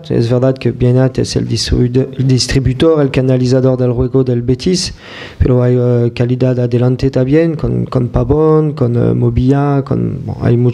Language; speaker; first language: Spanish; non-native, fluent; French